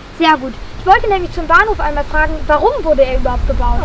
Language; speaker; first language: German; native; German